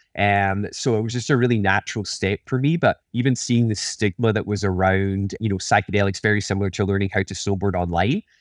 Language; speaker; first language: English; native; English